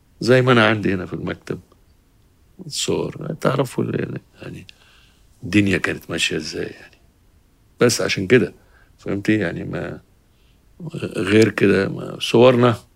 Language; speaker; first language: Arabic; native; Arabic